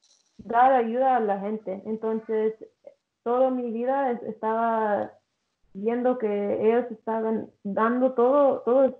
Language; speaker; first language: Spanish; early bilingual, heritage; English